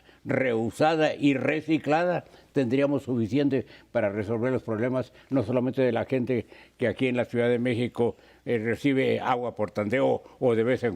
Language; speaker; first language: Spanish; native; Spanish